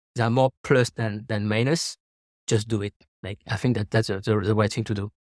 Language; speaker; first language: English; non-native, fluent; French